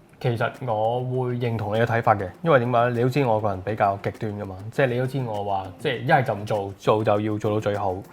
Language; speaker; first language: Cantonese; early bilingual, other home language; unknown